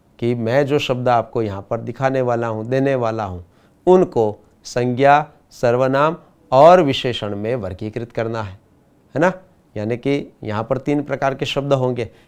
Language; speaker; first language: Hindi; non-native, local second language; Gujarati